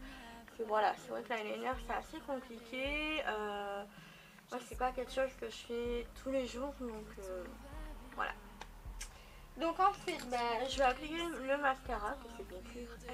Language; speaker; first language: French; native; French